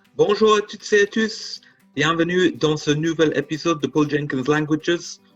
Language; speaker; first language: French; non-native, fluent; English